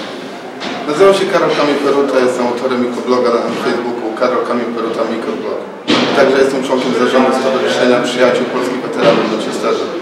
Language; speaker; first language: Polish; native; Polish